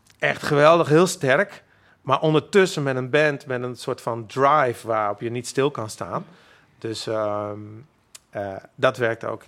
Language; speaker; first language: Dutch; non-native, local second language; Western Frisian